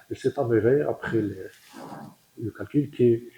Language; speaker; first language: French; non-native, local second language; Arabic